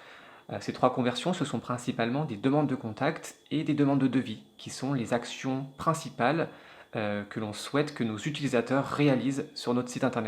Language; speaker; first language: French; native; French